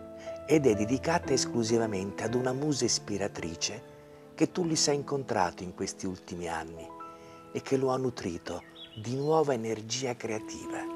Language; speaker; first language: Italian; native; Italian